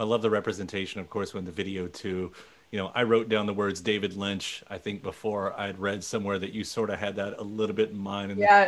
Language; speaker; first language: English; native; English